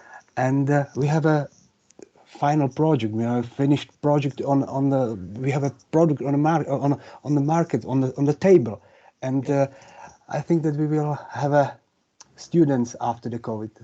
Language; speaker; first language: English; non-native, fluent; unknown